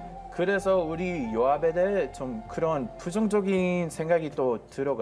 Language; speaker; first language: Korean; non-native, fluent; Hebrew